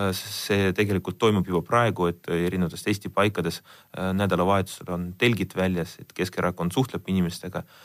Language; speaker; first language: Estonian; non-native, local second language; Russian